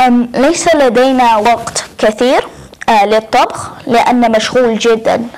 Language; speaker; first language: Arabic; non-native, learner; English